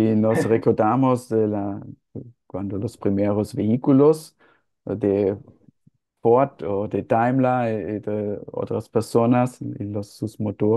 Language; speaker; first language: Spanish; non-native, fluent; German